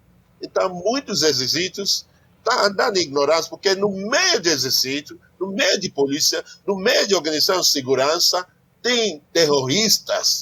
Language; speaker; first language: Portuguese; non-native, learner; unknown